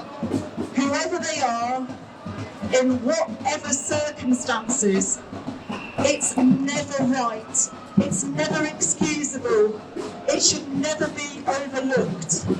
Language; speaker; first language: English; native; English